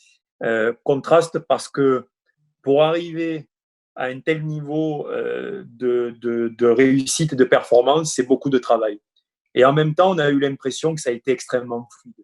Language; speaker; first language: French; native; French